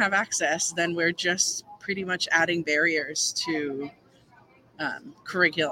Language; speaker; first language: English; non-native, fluent; Spanish